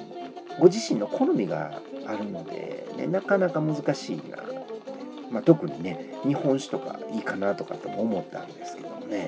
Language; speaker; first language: Japanese; native; Japanese